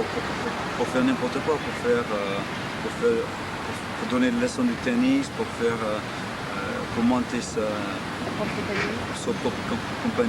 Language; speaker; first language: French; non-native, fluent; English